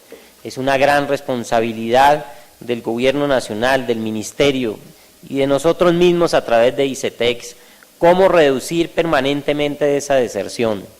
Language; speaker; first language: Spanish; native; Spanish